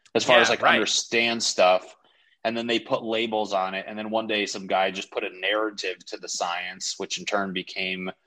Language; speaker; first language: English; native; English